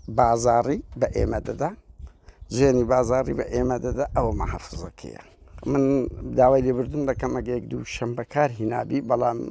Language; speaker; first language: Central Kurdish; native; Central Kurdish